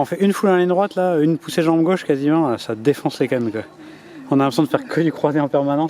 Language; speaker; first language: French; native; French